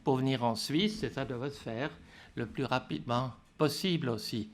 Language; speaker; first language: French; native; French